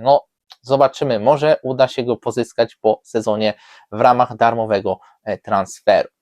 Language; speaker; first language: Polish; native; Polish